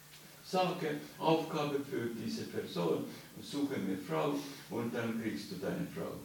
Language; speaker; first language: German; non-native, learner; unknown